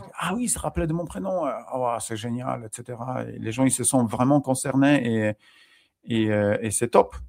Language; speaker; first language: French; non-native, fluent; Polish